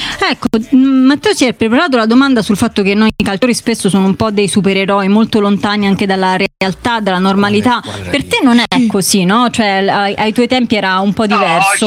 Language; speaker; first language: Italian; native; Italian